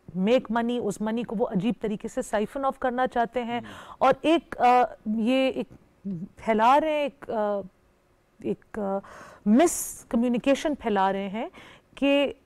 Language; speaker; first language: Hindi; native; Hindi